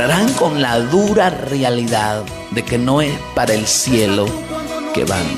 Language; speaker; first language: Spanish; native; Spanish